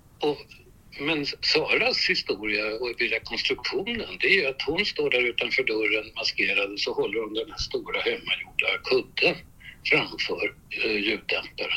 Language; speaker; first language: Swedish; native; Swedish